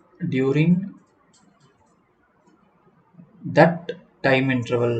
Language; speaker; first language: English; non-native, local second language; Tamil